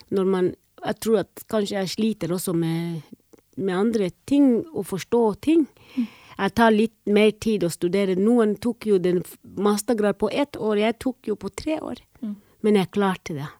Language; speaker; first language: Norwegian; non-native, fluent; Somali